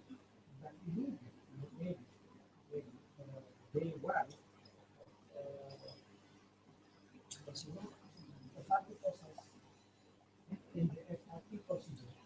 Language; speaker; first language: English; non-native, learner; Indonesian